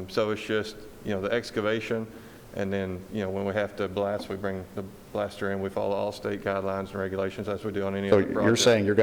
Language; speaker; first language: English; native; English